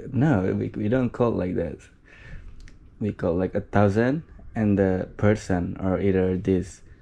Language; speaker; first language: English; non-native, learner; Indonesian